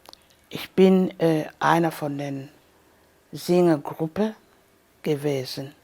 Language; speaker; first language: German; non-native, learner; Ganda